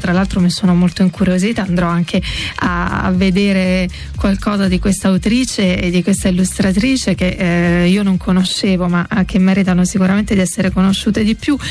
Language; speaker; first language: Italian; native; Italian